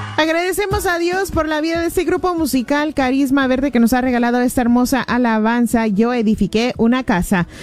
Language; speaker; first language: Spanish; early bilingual, heritage; Spanish